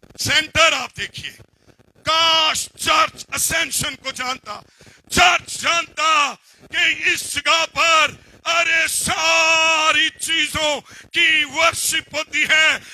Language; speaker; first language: Urdu; non-native, local second language; Punjabi